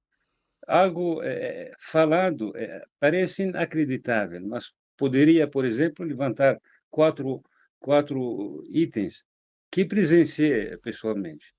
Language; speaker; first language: Portuguese; non-native, fluent; Arabic